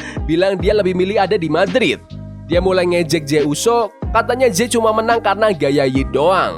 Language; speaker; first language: Indonesian; native; Indonesian